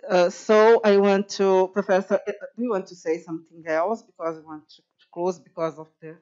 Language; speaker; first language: English; non-native, fluent; Portuguese